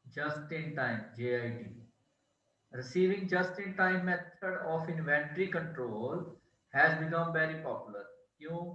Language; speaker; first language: English; non-native, local second language; Punjabi